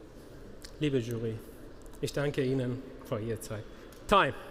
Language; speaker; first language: German; non-native, learner; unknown